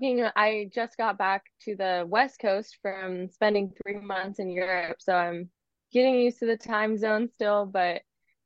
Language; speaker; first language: English; native; English